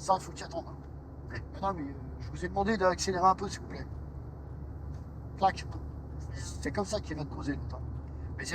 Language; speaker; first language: French; native; French